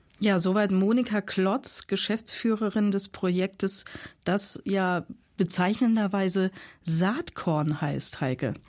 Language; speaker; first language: German; native; German